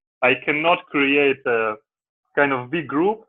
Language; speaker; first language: English; non-native, learner; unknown